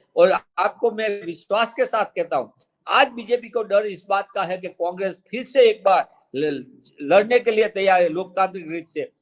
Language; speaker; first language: Hindi; non-native, local second language; Gujarati